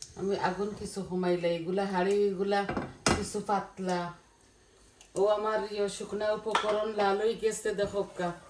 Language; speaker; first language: Bangla; native; Bangla